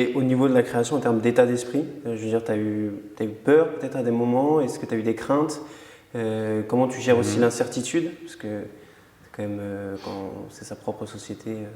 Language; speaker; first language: French; native; French